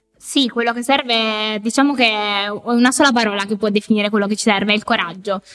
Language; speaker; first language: Italian; native; Italian